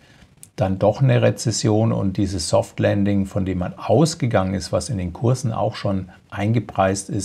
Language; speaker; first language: German; native; German